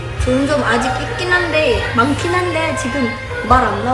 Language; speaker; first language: Korean; non-native, fluent; Indonesian